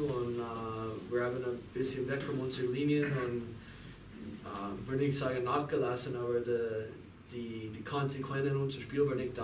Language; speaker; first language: German; non-native, fluent; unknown